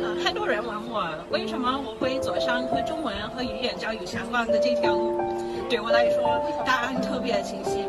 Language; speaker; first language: Chinese; non-native, fluent; English